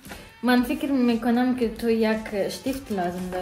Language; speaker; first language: Persian; non-native, learner; Romanian